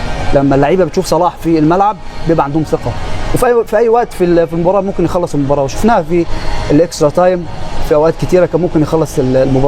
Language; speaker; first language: Arabic; native; Arabic